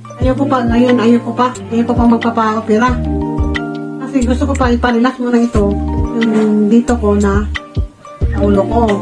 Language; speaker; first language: Filipino; non-native, local second language; Cebuano